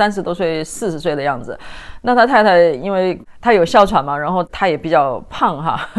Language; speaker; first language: Chinese; native; Chinese